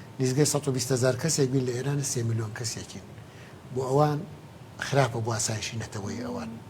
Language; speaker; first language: Central Kurdish; non-native, local second language; Gurani